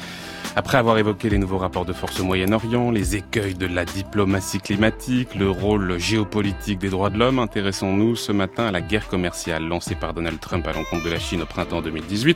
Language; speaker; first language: French; native; French